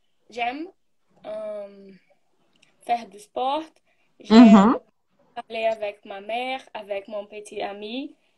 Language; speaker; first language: French; non-native, learner; Portuguese